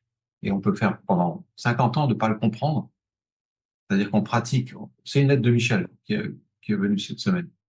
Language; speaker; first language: French; native; French